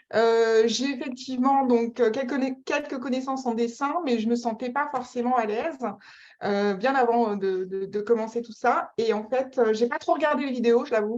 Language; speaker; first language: French; native; French